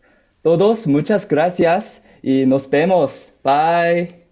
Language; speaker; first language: Spanish; non-native, learner; Korean